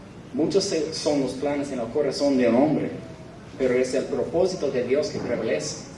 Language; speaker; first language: Spanish; non-native, fluent; English